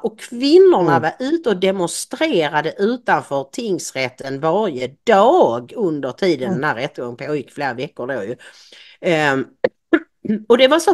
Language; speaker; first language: Swedish; native; Swedish